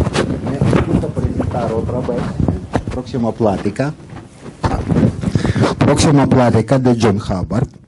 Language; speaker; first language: Spanish; non-native, learner; English